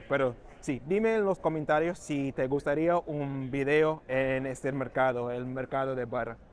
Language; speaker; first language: Spanish; non-native, fluent; English